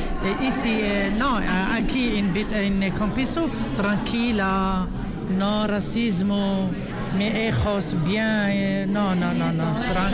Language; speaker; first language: Spanish; non-native, learner; Arabic